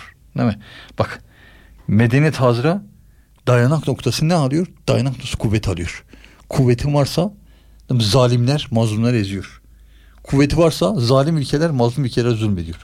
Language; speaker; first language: Turkish; native; Turkish